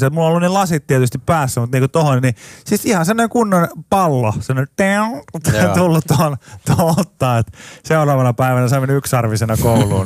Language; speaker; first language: Finnish; native; Finnish